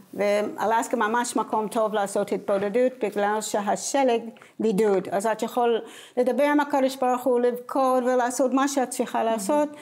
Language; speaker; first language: Hebrew; non-native, fluent; English